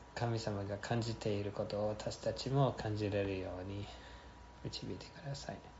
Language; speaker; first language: Japanese; non-native, fluent; English